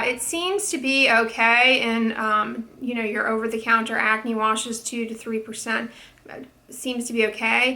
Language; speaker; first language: English; native; English